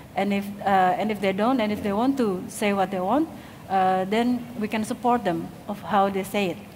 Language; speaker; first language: English; non-native, fluent; Indonesian